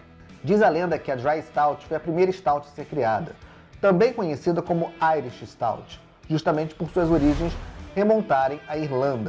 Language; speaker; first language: Portuguese; native; Portuguese